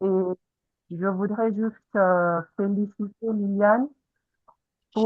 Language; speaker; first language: French; non-native, fluent; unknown